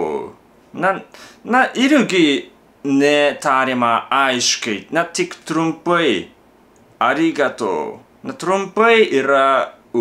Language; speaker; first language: Lithuanian; non-native, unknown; Japanese